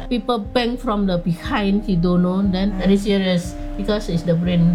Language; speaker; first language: English; non-native, local second language; Indonesian